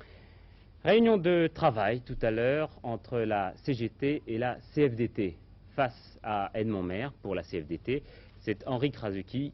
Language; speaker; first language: French; native; French